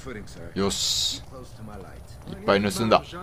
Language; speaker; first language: Japanese; native; Japanese